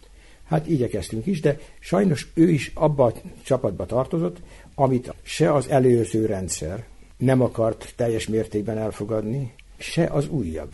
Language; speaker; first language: Hungarian; native; Hungarian